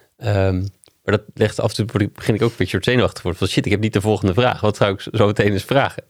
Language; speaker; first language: Dutch; non-native, fluent; English